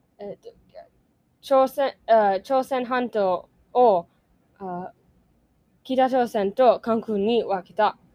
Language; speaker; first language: Japanese; non-native, learner; English